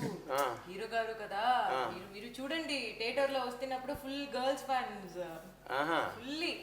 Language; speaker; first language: Telugu; non-native, learner; Tamil